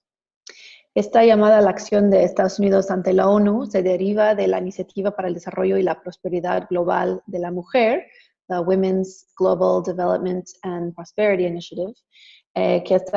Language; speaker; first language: Spanish; non-native, fluent; English